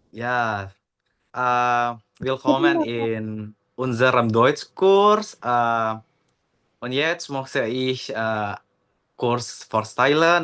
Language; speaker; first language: German; non-native, learner; Indonesian